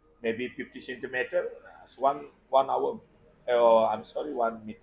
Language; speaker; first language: English; non-native, learner; Indonesian